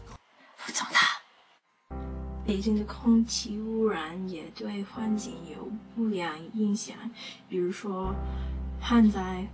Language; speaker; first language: Chinese; non-native, learner; English